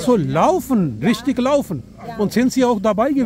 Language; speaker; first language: German; non-native, fluent; Urdu